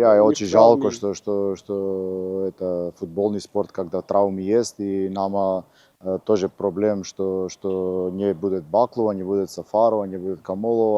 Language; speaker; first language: Russian; non-native, learner; Macedonian